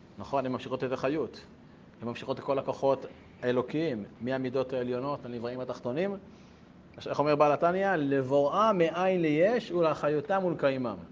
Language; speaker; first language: Hebrew; native; Hebrew